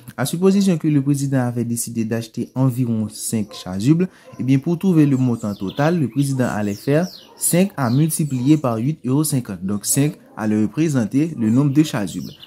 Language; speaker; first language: French; non-native, local second language; Haitian Creole